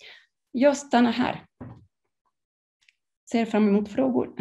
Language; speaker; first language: Swedish; non-native, fluent; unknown